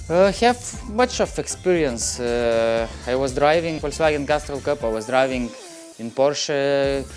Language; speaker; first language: English; non-native, learner; Lithuanian